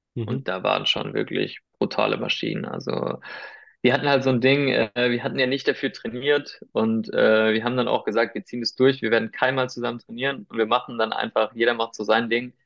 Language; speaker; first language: German; early bilingual, other home language; Spanish